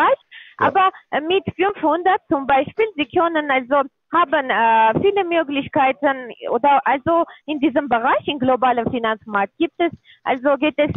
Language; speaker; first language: German; non-native, learner; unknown